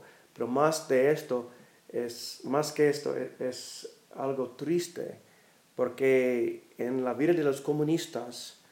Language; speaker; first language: Spanish; non-native, fluent; English